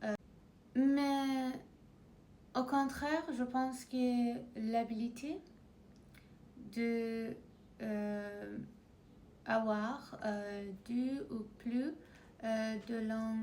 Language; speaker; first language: French; non-native, learner; Persian